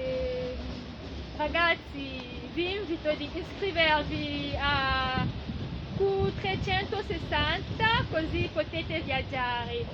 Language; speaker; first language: Italian; non-native, fluent; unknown